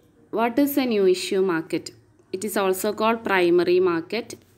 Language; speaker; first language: English; non-native, local second language; Malayalam